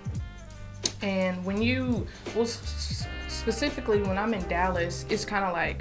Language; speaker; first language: English; native; English